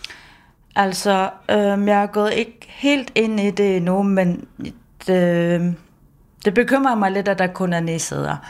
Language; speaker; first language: Danish; non-native, local second language; Kalaallisut